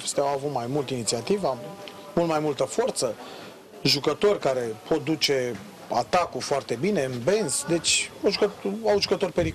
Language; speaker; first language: Romanian; native; Romanian